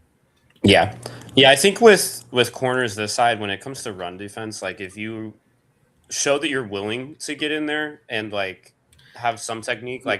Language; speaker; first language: English; native; English